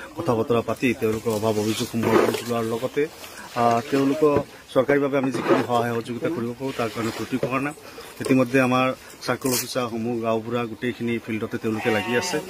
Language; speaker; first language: Assamese; non-native, local second language; Bangla